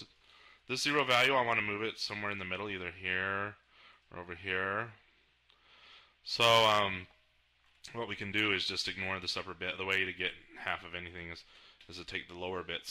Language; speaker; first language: English; native; English